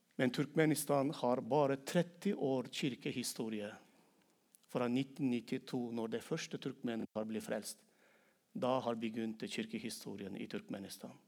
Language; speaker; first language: Norwegian; non-native, fluent; Turkmen